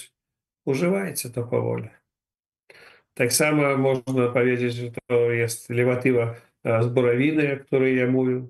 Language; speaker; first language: Polish; non-native, learner; Ukrainian